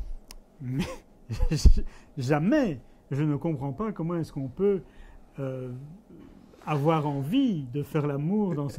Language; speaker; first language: French; native; French